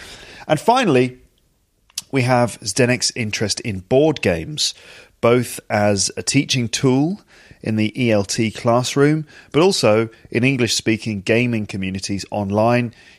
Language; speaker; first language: English; native; English